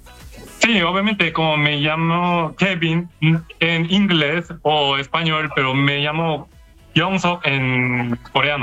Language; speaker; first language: Spanish; non-native, learner; Korean